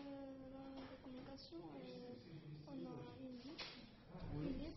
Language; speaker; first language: French; non-native, learner; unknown